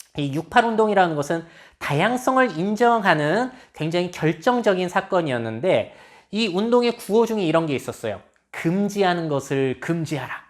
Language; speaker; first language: Korean; native; Korean